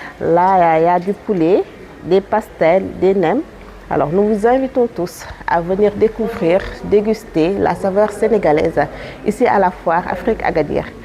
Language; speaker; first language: French; non-native, local second language; Wolof